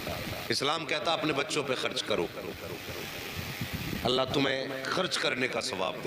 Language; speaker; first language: Urdu; native; Urdu